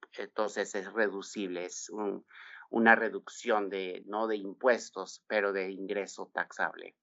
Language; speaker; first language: Spanish; native; Spanish